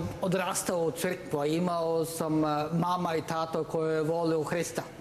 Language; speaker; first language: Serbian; non-native, learner; Norwegian